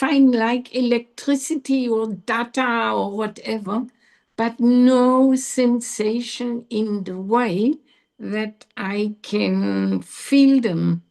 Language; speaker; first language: English; non-native, learner; German